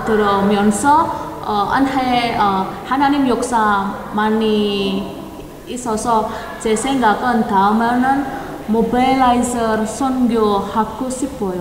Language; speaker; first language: Korean; non-native, learner; Indonesian